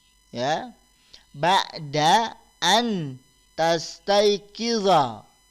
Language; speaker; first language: Arabic; non-native, fluent; Indonesian